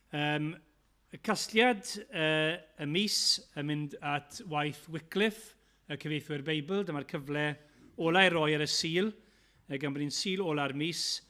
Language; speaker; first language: Welsh; native; Welsh